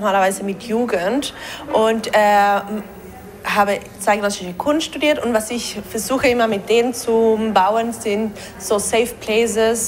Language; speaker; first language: German; non-native, learner; Spanish